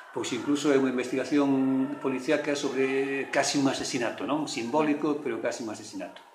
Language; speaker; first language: Galician; non-native, local second language; Spanish